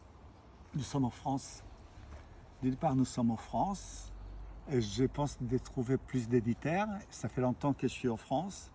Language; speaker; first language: French; native; French